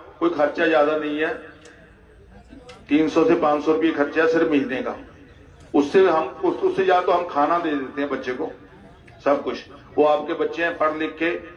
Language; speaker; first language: Urdu; non-native, local second language; Punjabi